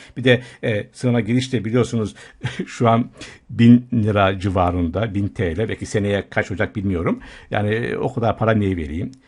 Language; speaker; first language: Turkish; native; Turkish